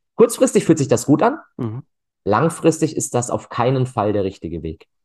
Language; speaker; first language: German; native; German